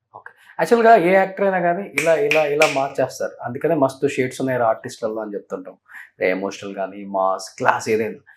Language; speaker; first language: Telugu; native; Telugu